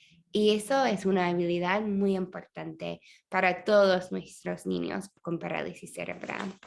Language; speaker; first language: Spanish; non-native, fluent; English